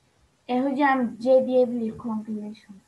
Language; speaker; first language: Turkish; native; Turkish